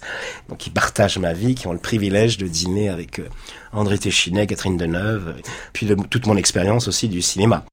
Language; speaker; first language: French; native; French